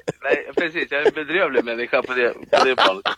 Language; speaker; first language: Swedish; native; Swedish